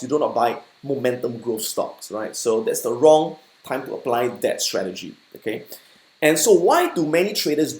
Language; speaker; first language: English; native; English